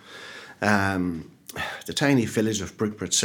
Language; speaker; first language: English; native; English